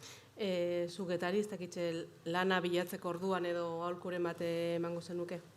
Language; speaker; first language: Basque; native; Basque